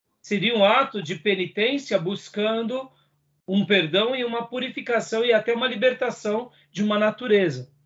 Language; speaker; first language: Portuguese; native; Portuguese